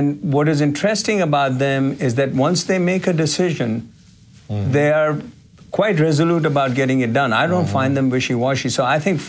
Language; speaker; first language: English; non-native, local second language; Hindi